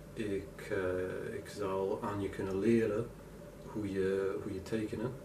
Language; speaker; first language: Dutch; non-native, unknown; English